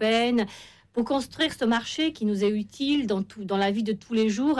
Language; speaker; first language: French; non-native, fluent; Romanian